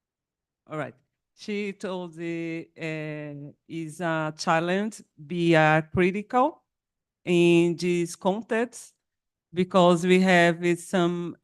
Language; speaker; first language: English; non-native, learner; Portuguese